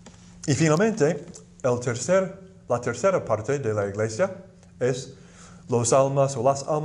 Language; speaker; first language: Spanish; non-native, fluent; English